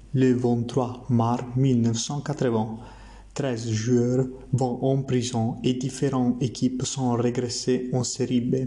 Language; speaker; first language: French; non-native, learner; Italian